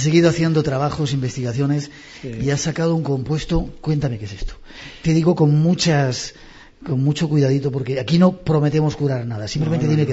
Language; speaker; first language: Spanish; native; Spanish